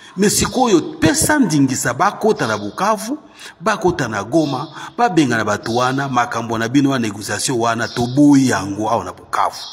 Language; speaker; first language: Lingala; non-native, local second language; Swahili